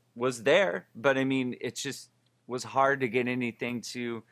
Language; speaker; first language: English; native; English